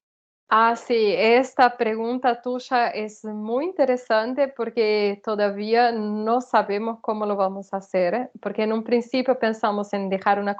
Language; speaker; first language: Spanish; non-native, fluent; Portuguese